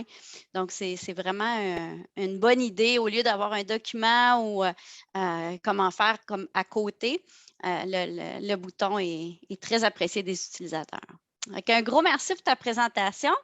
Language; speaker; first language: French; native; French